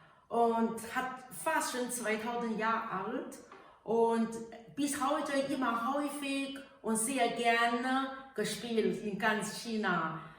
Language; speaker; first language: German; non-native, learner; Chinese